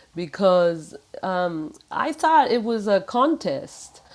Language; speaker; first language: English; non-native, fluent; Spanish